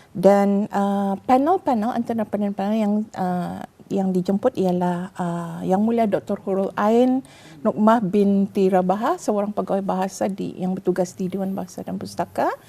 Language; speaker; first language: Malay; native; Malay